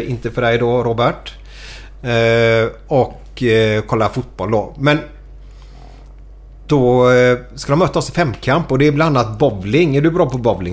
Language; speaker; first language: Swedish; native; Swedish